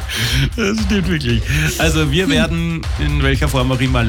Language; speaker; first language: German; native; German